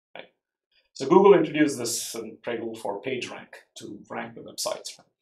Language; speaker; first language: English; non-native, local second language; Tamil